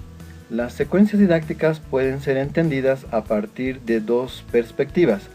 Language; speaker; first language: Spanish; native; Spanish